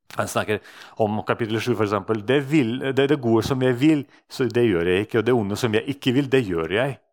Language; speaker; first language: Norwegian; non-native, fluent; Russian